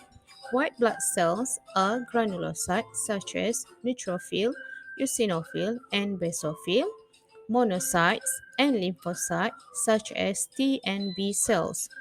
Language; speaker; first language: English; non-native, fluent; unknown